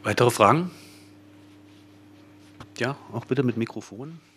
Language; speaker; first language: German; native; German